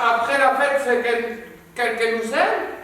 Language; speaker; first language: French; non-native, learner; Spanish